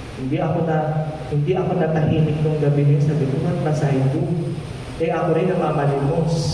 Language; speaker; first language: Filipino; non-native, local second language; Pampanga